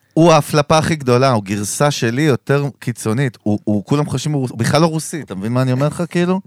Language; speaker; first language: Hebrew; early bilingual, other home language; Russian